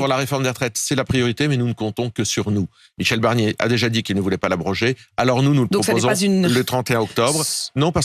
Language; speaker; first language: French; native; French